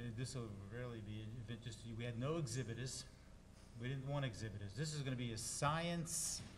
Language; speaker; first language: English; native; English